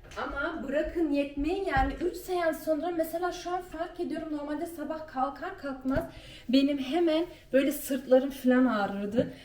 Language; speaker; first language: Turkish; early bilingual, heritage; Turkish